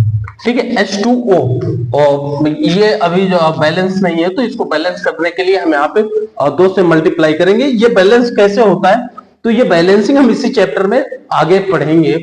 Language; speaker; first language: Hindi; native; Hindi